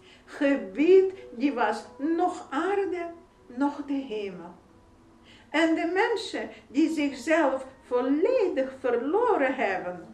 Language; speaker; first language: Dutch; non-native, fluent; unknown